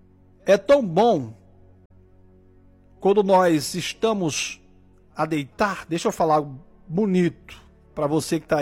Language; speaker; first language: Portuguese; native; Portuguese